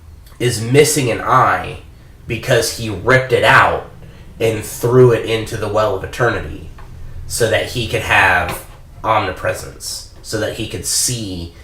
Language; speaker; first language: English; native; English